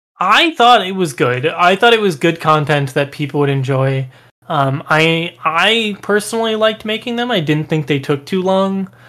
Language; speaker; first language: English; native; English